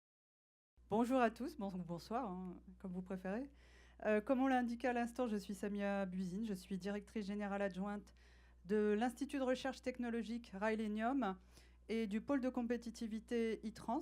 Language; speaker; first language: French; native; French